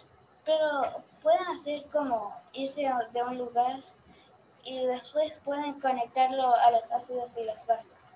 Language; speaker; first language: Spanish; early bilingual, heritage; Spanish